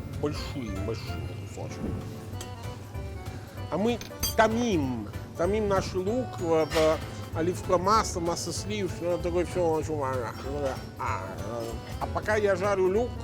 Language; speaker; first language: Russian; non-native, fluent; Italian